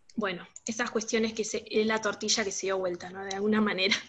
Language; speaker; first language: Spanish; native; Spanish